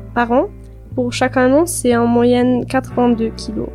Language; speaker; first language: French; non-native, fluent; German